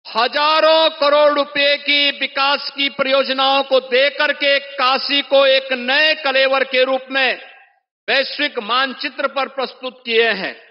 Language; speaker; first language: Hindi; native; Hindi